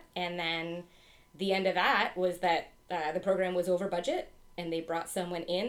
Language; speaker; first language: English; native; English